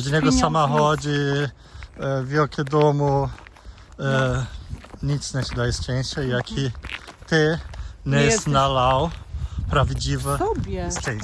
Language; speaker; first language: Polish; non-native, learner; Portuguese